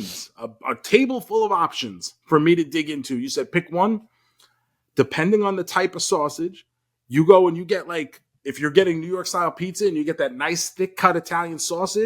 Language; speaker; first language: English; native; English